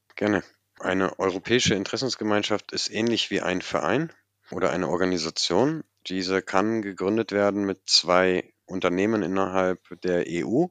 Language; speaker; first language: German; native; German